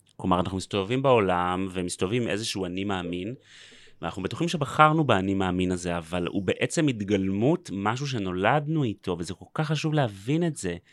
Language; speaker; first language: Hebrew; native; Hebrew